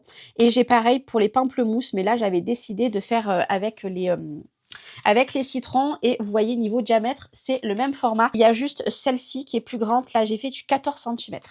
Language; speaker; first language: French; native; French